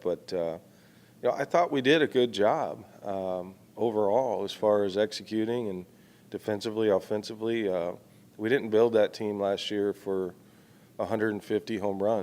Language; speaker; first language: English; native; English